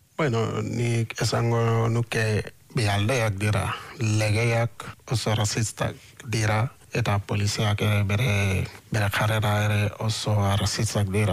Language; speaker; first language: Basque; non-native, learner; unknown